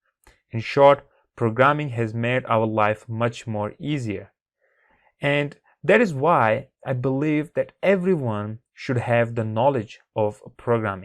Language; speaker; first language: English; non-native, fluent; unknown